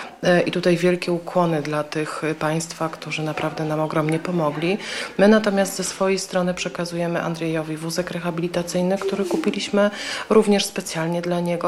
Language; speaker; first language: Polish; native; Polish